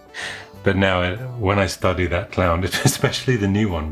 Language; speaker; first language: English; native; English